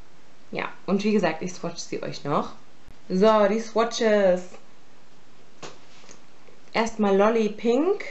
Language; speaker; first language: German; native; German